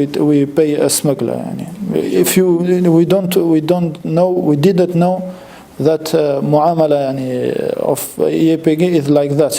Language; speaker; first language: English; non-native, fluent; French